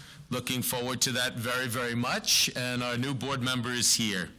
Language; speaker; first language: English; native; English